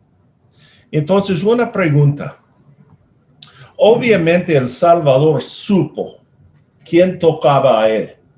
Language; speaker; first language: Spanish; non-native, fluent; English